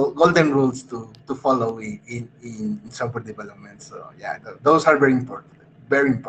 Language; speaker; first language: English; non-native, fluent; Spanish